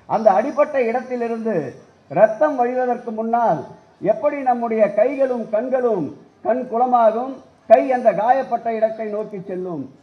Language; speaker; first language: Tamil; native; Tamil